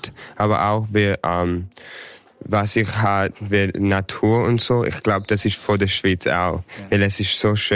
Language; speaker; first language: German; early bilingual, heritage; English